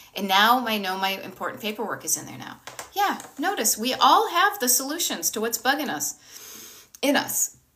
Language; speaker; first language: English; native; English